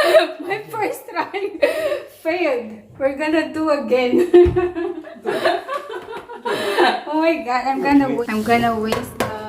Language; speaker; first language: English; non-native, local second language; Filipino